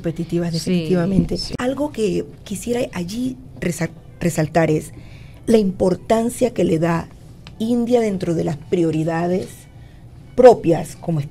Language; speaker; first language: Spanish; native; Spanish